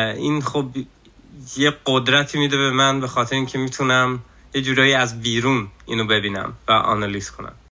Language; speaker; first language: Persian; early bilingual, heritage; Persian